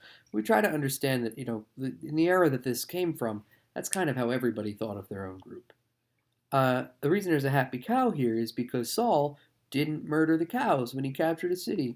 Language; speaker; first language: English; native; English